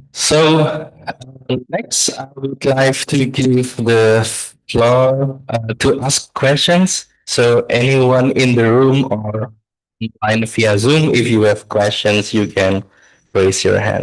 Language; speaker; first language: English; non-native, fluent; Indonesian